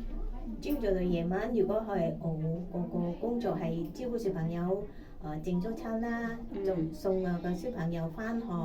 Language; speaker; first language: Cantonese; non-native, fluent; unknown